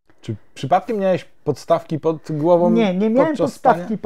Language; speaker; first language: Polish; native; Polish